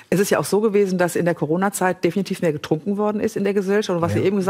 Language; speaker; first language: German; native; German